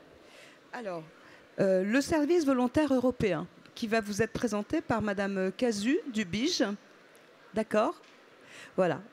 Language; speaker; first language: French; native; French